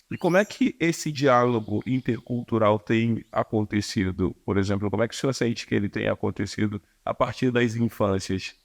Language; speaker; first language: Portuguese; native; Portuguese